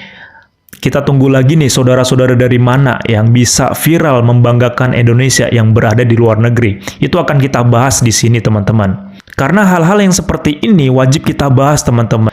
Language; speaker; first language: Indonesian; native; Indonesian